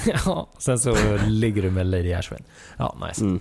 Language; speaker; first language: Swedish; native; Swedish